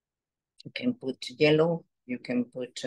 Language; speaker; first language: English; non-native, learner; Spanish